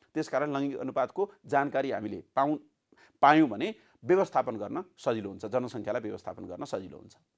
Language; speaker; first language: Nepali; native; Nepali